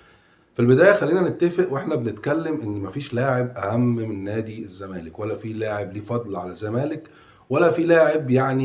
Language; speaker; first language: Arabic; native; Arabic